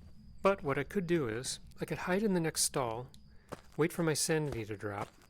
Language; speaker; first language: English; native; English